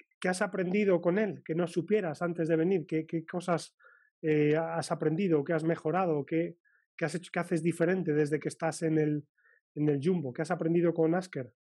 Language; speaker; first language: Spanish; native; Spanish